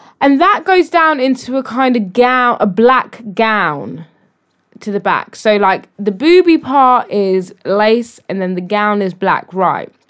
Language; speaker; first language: English; native; English